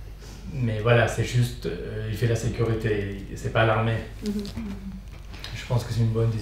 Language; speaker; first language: French; non-native, fluent; Spanish